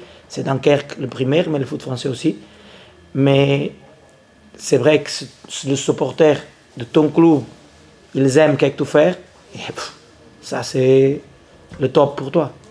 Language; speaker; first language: French; non-native, learner; Portuguese